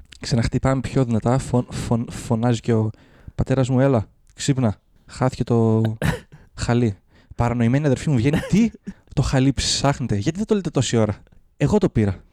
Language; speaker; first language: Greek; native; Greek